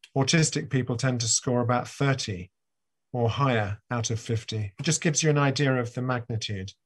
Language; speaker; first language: English; native; English